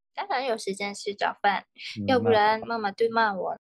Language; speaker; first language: Chinese; non-native, fluent; Thai